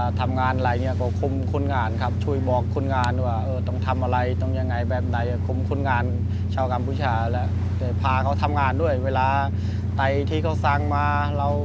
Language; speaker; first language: Thai; non-native, fluent; Khmer